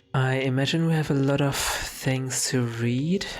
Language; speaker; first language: English; native; English